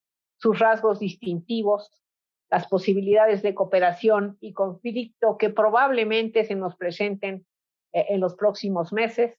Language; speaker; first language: Spanish; native; Spanish